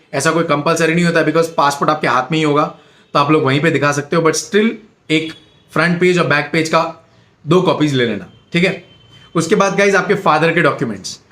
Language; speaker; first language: Hindi; non-native, local second language; Gujarati